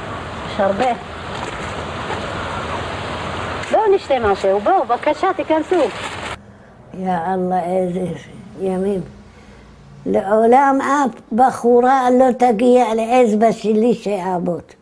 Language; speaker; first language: Hebrew; non-native, fluent; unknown